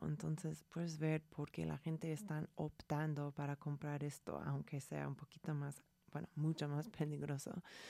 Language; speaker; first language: Spanish; non-native, fluent; English